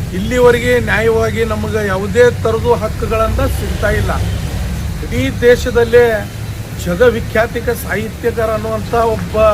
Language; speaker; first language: Kannada; native; Kannada